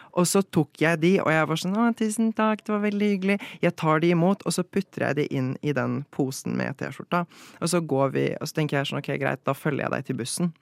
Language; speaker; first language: Norwegian; early bilingual, other home language; Polish